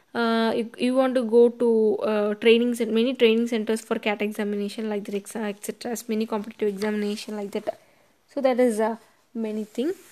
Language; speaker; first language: English; non-native, local second language; Tamil